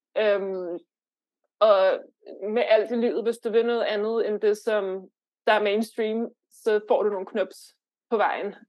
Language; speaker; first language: Danish; early bilingual, other home language; Lithuanian